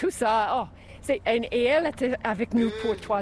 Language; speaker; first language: French; non-native, local second language; English